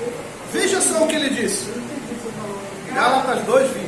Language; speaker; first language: Portuguese; native; Portuguese